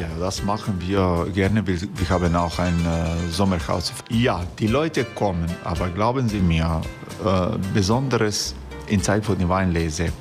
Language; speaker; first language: German; non-native, fluent; Croatian